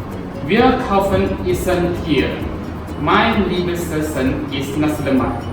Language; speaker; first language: German; non-native, learner; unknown